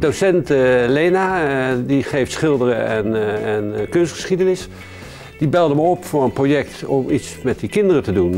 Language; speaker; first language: Dutch; native; Dutch